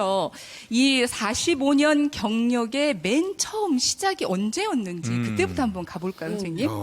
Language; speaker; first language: Korean; native; Korean